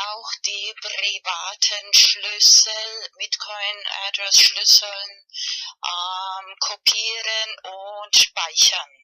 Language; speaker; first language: German; non-native, fluent; Spanish